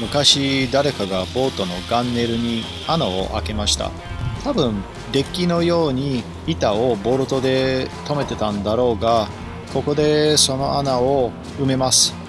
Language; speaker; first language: Japanese; non-native, fluent; English